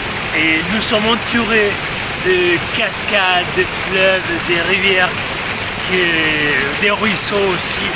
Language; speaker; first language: French; non-native, fluent; Spanish